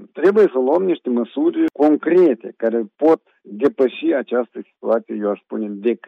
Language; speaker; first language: Romanian; native; Romanian